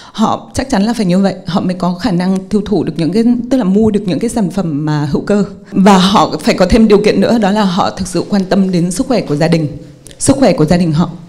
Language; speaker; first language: Vietnamese; native; Vietnamese